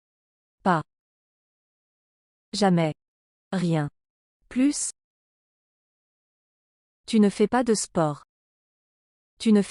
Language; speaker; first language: French; non-native, learner; English